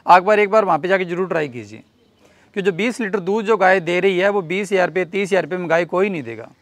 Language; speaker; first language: Hindi; native; Hindi